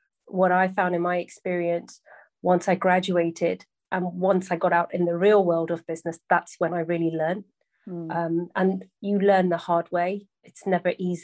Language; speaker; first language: English; native; English